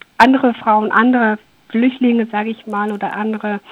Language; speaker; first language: German; early bilingual, other home language; Persian